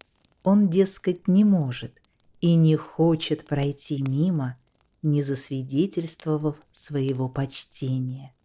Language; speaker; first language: Russian; native; Russian